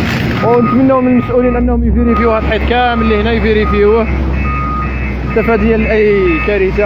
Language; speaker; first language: Arabic; native; Arabic